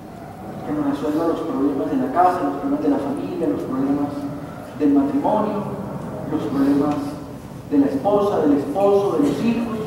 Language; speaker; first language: Spanish; native; Spanish